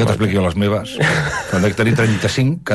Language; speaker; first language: Catalan; native; Catalan